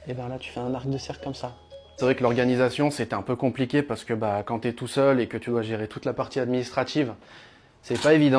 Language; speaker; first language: French; native; French